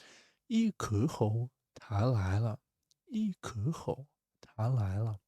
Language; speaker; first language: Chinese; non-native, fluent; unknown